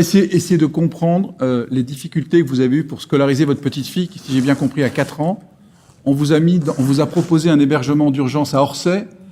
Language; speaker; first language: French; native; French